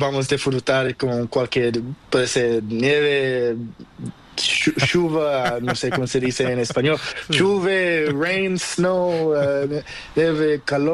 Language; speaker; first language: Spanish; non-native, learner; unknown